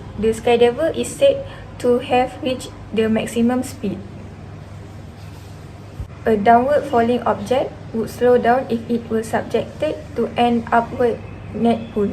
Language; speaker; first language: English; non-native, local second language; Malay